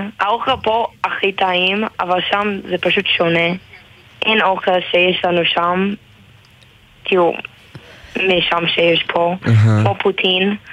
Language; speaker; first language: Hebrew; non-native, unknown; English